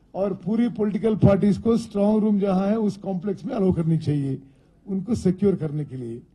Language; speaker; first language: Hindi; non-native, local second language; Telugu